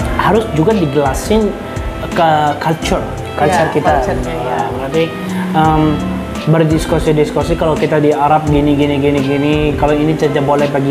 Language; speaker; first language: Indonesian; non-native, learner; Arabic